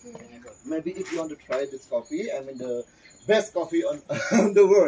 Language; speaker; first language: English; non-native, learner; Indonesian